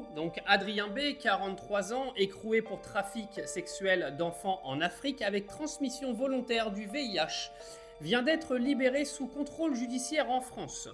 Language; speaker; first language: French; native; French